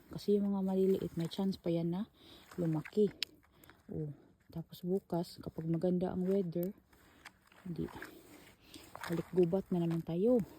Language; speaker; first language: Filipino; non-native, local second language; Cebuano